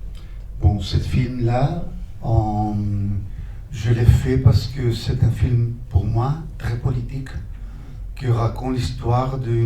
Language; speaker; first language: French; non-native, fluent; Spanish